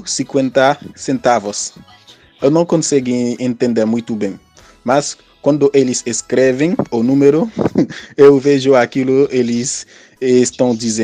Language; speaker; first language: Portuguese; non-native, fluent; Haitian Creole